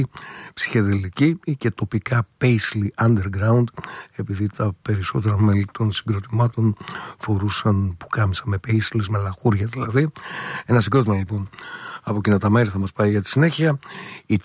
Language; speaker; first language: Greek; native; Greek